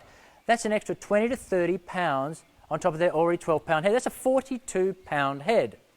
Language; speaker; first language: English; native; English